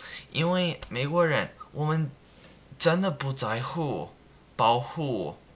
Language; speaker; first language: Chinese; non-native, learner; English